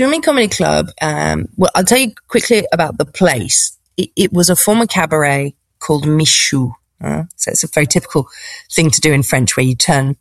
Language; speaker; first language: English; native; English